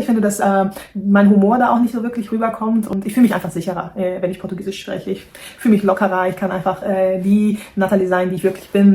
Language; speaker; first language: German; non-native, fluent; Portuguese